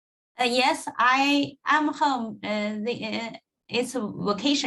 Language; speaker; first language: English; non-native, learner; Chinese